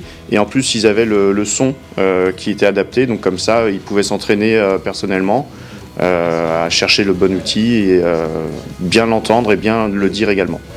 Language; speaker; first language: French; native; French